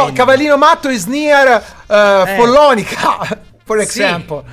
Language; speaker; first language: English; non-native, fluent; Italian